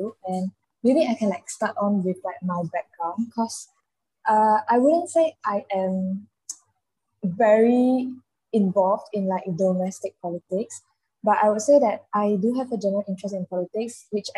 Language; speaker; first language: English; non-native, local second language; Chinese